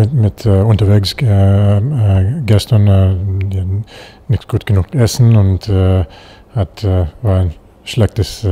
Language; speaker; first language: German; non-native, learner; English